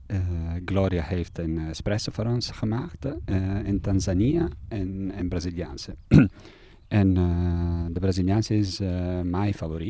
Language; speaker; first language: Dutch; non-native, fluent; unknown